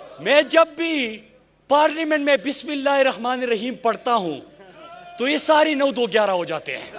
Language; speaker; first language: Urdu; non-native, local second language; Pashto